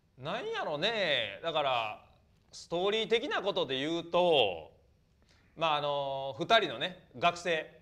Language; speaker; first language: Japanese; native; Japanese